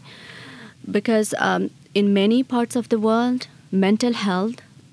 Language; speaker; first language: English; non-native, local second language; Khowar